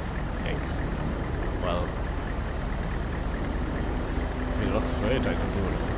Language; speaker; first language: English; native; English